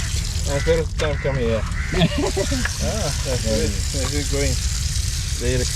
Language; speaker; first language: English; non-native, learner; Arabic